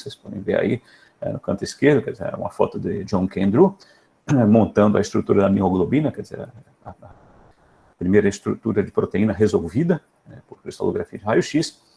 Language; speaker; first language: Portuguese; native; Portuguese